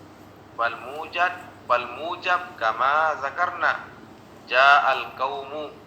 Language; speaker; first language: Arabic; non-native, fluent; Indonesian